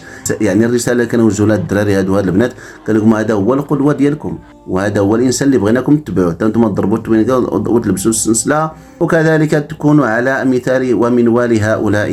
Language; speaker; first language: Arabic; native; Arabic